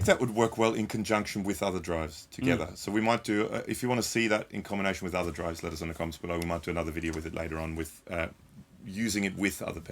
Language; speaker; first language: English; native; English